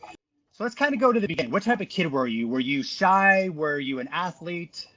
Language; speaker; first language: English; native; English